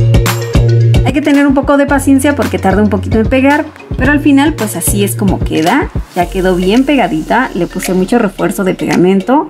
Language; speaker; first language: Spanish; native; Spanish